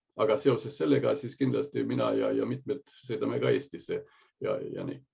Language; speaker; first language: Estonian; early bilingual, heritage; Estonian